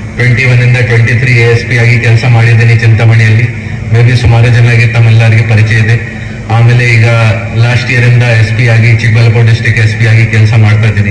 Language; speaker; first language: Kannada; non-native, local second language; Hindi